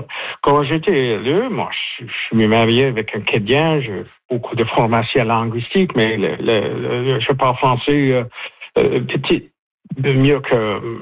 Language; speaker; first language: French; non-native, learner; English